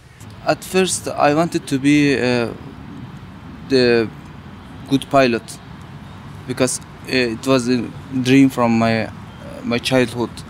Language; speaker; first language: English; non-native, learner; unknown